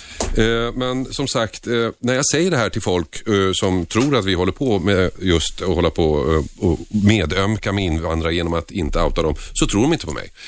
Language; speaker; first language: Swedish; early bilingual, other home language; Finnish